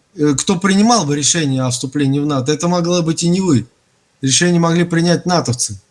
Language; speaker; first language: Russian; native; Russian